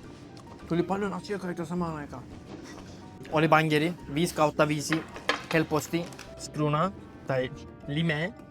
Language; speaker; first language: Finnish; non-native, learner; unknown